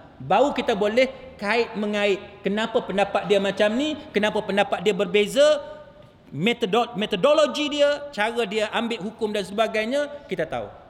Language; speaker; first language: Malay; native; Malay